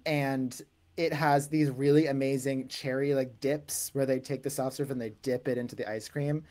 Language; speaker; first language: English; native; English